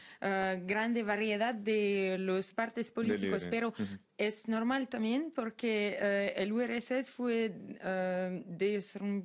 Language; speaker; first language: Spanish; non-native, fluent; Russian